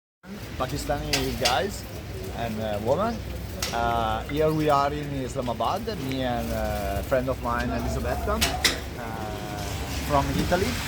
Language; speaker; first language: English; non-native, learner; Italian